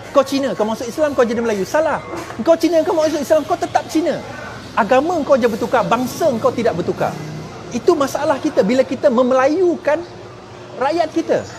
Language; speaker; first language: Malay; non-native, local second language; Chinese